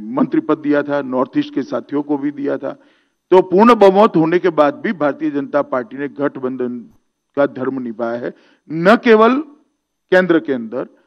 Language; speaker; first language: Hindi; non-native, local second language; Gujarati